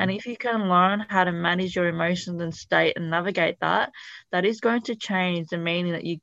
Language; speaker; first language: English; non-native, fluent; Italian